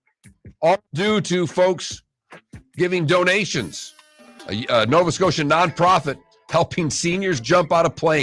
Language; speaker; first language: English; native; English